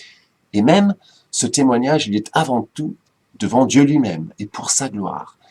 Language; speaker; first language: French; native; French